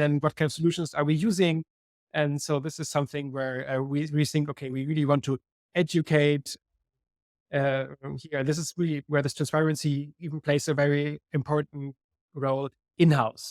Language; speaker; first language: English; non-native, fluent; German